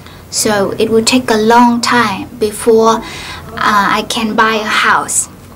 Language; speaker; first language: English; non-native, fluent; Vietnamese